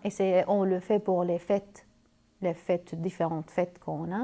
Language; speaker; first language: French; non-native, learner; Arabic